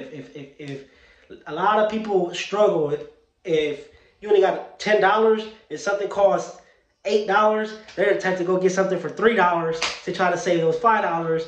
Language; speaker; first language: English; early bilingual, other home language; Spanish